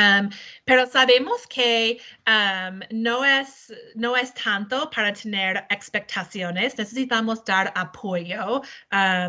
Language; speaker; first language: Spanish; non-native, learner; English